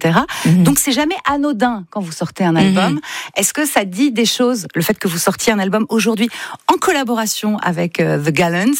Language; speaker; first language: French; native; French